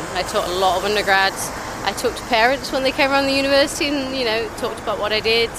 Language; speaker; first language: English; native; English